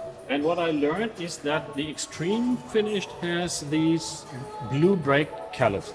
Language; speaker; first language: English; non-native, fluent; German